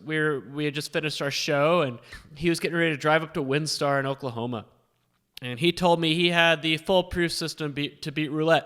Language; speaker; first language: English; native; English